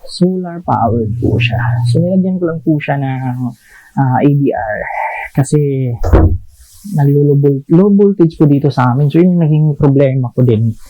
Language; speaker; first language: Filipino; non-native, local second language; Cebuano